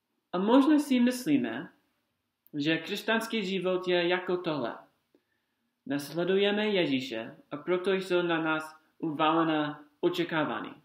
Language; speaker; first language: Czech; non-native, fluent; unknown